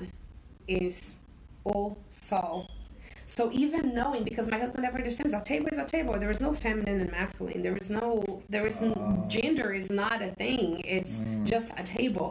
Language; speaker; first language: English; non-native, fluent; Portuguese